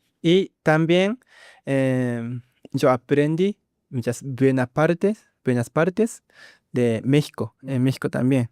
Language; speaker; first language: Spanish; non-native, learner; Japanese